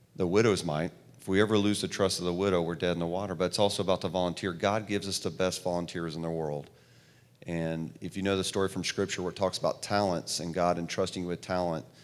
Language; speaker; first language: English; native; English